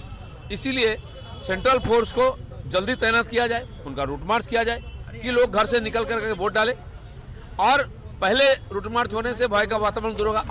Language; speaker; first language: Hindi; non-native, local second language; Bangla